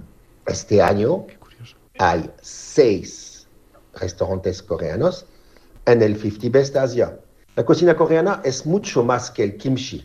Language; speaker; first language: Spanish; non-native, fluent; French